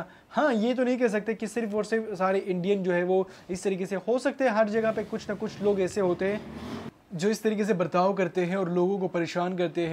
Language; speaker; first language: Hindi; native; Hindi